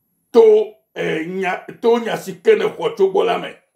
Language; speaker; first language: English; non-native, fluent; Ewe